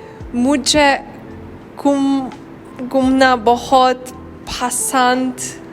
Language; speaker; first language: Hindi; non-native, learner; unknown